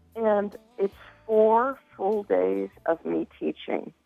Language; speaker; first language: English; native; English